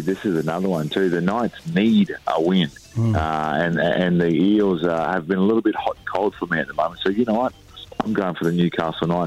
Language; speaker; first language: English; native; English